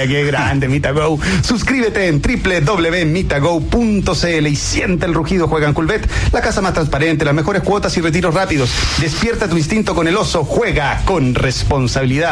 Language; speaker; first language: Spanish; native; Spanish